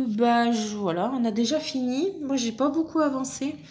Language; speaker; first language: French; native; French